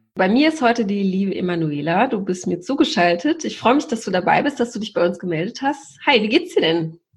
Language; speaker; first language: German; native; German